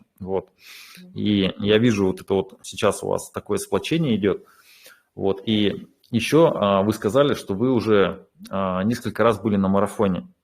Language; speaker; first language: Russian; native; Russian